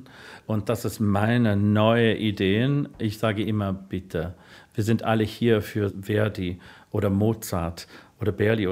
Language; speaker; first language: German; non-native, fluent; English